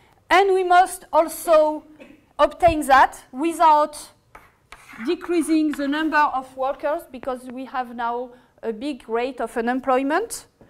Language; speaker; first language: English; non-native, fluent; French